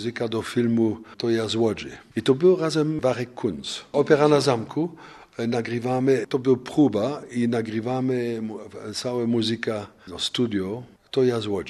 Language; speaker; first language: Polish; non-native, learner; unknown